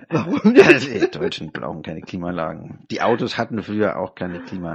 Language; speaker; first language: German; native; German